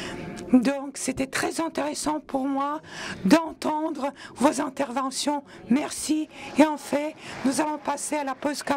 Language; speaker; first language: French; non-native, local second language; Latvian